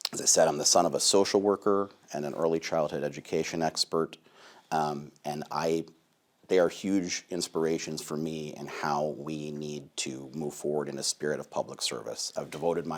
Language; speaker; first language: English; native; English